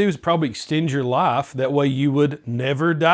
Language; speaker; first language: English; native; English